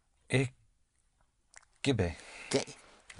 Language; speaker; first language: German; non-native, learner; English